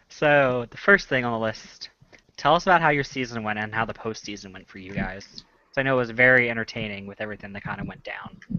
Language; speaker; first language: English; native; English